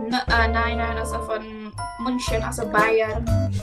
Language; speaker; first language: German; non-native, fluent; Indonesian